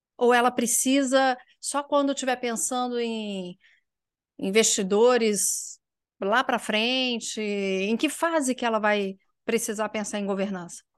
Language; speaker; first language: Portuguese; native; Portuguese